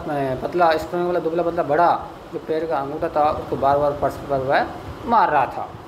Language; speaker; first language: Hindi; native; Hindi